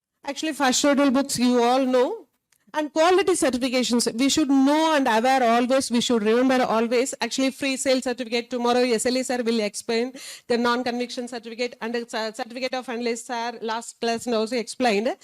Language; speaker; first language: English; non-native, local second language; Tamil